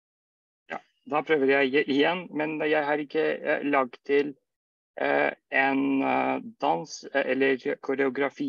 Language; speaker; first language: Norwegian; non-native, fluent; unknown